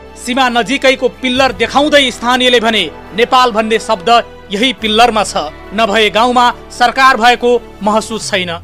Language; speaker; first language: Nepali; native; Nepali